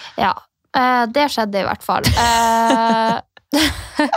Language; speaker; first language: Norwegian; native; Norwegian